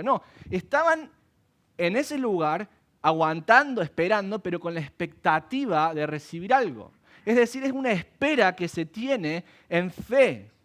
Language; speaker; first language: Spanish; native; Spanish